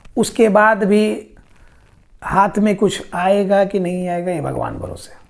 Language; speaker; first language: Hindi; non-native, local second language; Bhojpuri